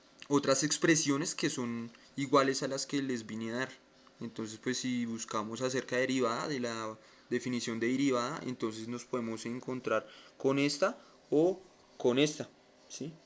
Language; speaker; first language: Spanish; native; Spanish